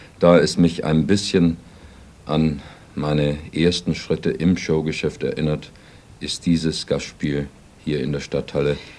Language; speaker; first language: German; native; German